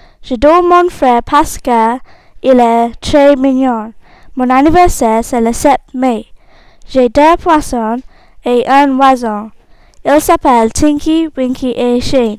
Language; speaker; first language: French; non-native, learner; English